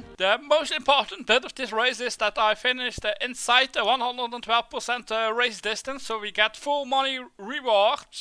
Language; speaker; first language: English; non-native, fluent; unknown